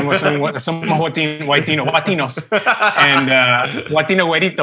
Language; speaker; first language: English; early bilingual, other home language; Spanish